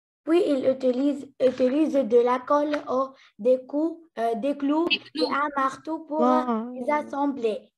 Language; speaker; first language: French; non-native, learner; Arabic